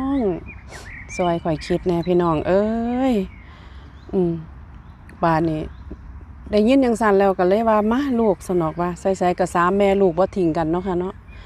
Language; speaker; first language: Thai; native; Thai